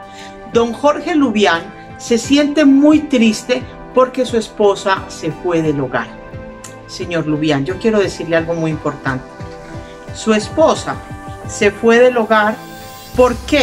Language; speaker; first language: Spanish; native; Spanish